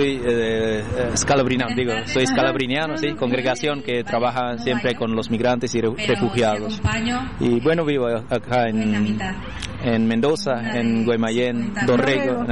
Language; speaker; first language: Spanish; non-native, fluent; Indonesian